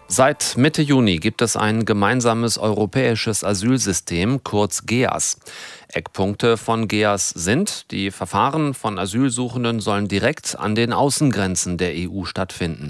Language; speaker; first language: German; native; German